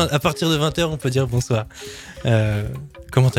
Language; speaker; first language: French; native; French